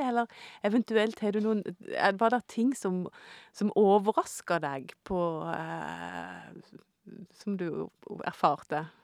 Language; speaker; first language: Norwegian; native; Norwegian